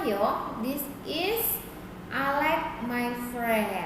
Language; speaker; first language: English; non-native, fluent; Indonesian